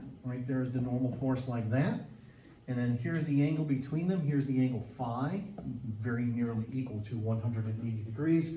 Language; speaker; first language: English; native; English